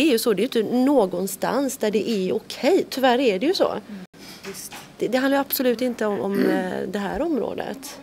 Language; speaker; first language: Swedish; native; Swedish